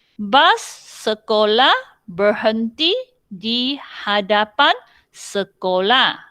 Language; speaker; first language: Malay; non-native, local second language; Chinese